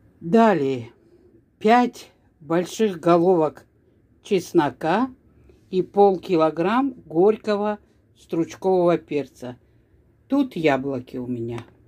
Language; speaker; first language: Russian; non-native, local second language; Georgian